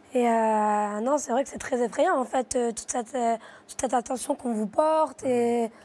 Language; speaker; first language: French; native; French